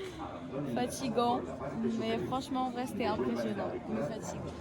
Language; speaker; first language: French; native; French